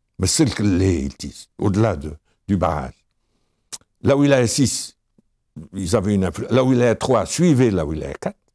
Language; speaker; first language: French; non-native, local second language; Arabic